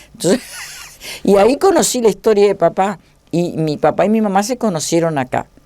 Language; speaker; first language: Spanish; native; Spanish